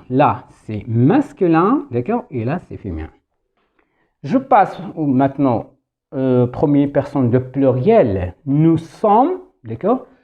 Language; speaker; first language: French; non-native, local second language; Arabic